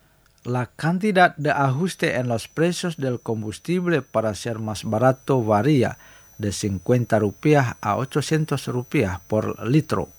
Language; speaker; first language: Spanish; non-native, fluent; Indonesian